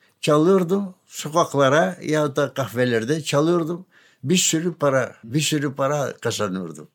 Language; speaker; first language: Turkish; non-native, local second language; Greek